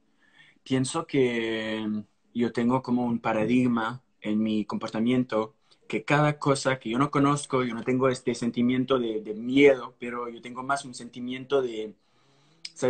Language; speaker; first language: Spanish; non-native, fluent; French